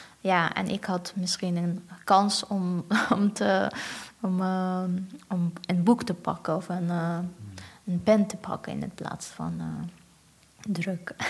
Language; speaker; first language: Dutch; non-native, fluent; Persian